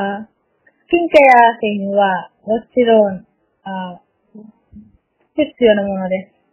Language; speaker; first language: Japanese; non-native, learner; Malayalam